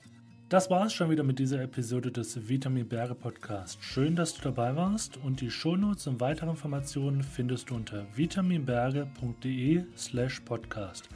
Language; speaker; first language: German; native; German